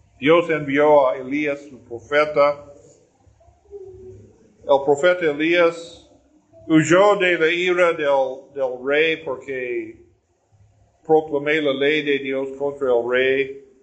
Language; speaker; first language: Spanish; non-native, learner; English